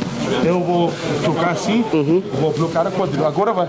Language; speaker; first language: Portuguese; non-native, learner; English